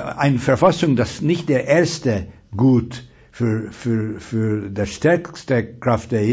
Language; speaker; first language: German; non-native, fluent; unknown